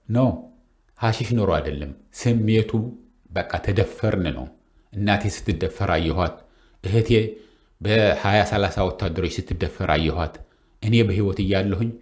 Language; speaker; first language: Amharic; non-native, local second language; Tigrinya